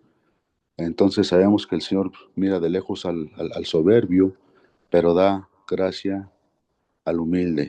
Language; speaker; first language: Spanish; native; Spanish